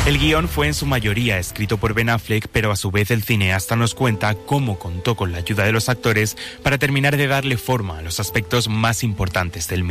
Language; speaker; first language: Spanish; native; Spanish